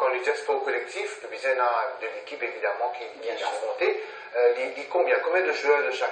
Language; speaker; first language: French; non-native, local second language; Morisyen